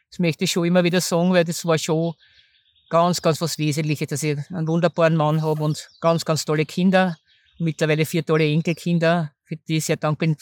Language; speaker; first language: German; native; German